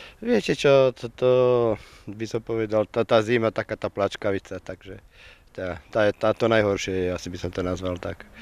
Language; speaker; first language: Slovak; native; Slovak